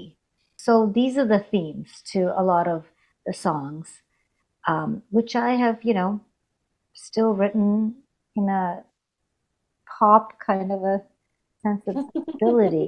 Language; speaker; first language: English; non-native, fluent; Hindi